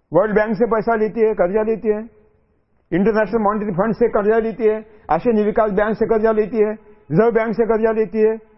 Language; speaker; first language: Hindi; non-native, local second language; Marathi